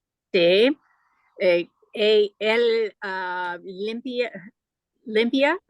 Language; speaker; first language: Spanish; non-native, learner; English